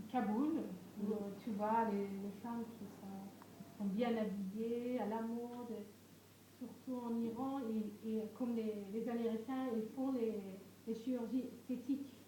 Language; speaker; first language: French; non-native, fluent; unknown